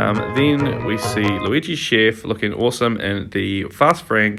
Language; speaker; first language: English; native; English